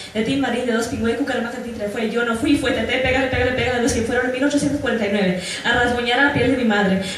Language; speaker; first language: Spanish; early bilingual, heritage; Spanish